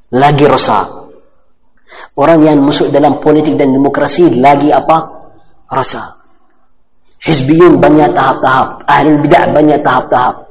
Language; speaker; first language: Malay; non-native, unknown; Arabic